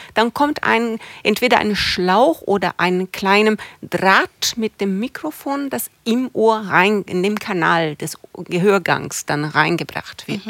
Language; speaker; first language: German; non-native, fluent; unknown